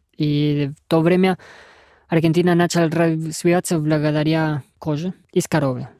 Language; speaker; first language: Russian; non-native, fluent; Spanish